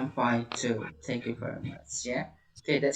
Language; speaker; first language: English; non-native, learner; Indonesian